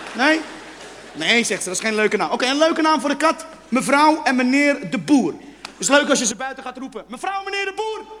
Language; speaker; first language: Dutch; non-native, fluent; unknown